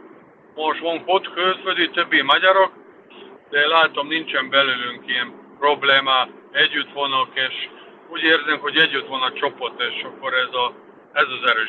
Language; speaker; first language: Hungarian; non-native, fluent; Serbian